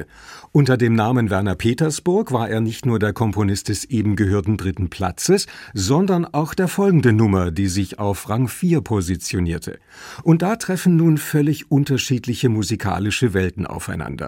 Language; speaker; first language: German; native; German